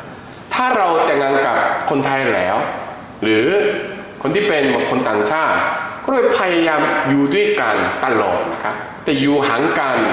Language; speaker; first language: Thai; non-native, fluent; Korean